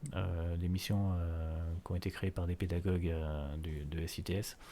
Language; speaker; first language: French; native; French